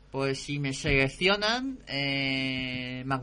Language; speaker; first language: Spanish; native; Spanish